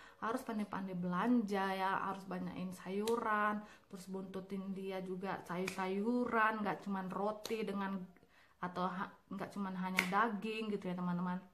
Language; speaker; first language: Indonesian; native; Indonesian